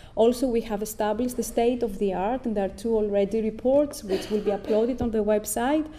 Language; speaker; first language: English; non-native, fluent; Greek